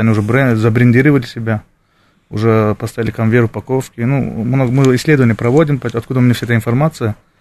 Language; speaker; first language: Russian; non-native, fluent; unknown